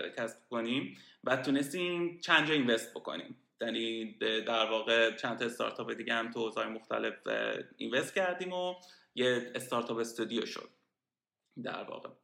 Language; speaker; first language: Persian; native; Persian